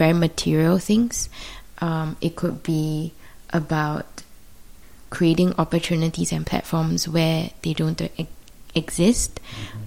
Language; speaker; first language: English; native; English